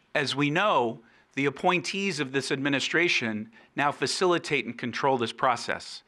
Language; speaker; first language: English; early bilingual, other home language; Spanish